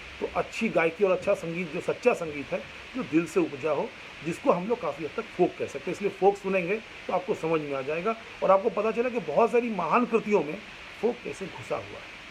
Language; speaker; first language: Hindi; non-native, local second language; Bangla